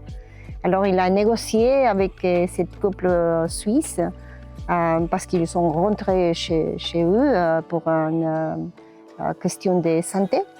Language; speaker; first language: French; non-native, learner; Spanish